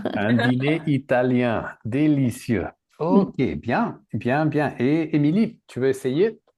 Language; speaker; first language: French; native; French